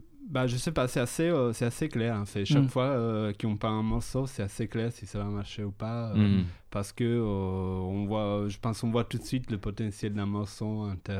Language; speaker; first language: French; non-native, fluent; Italian